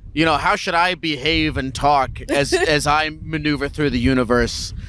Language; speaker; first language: English; native; English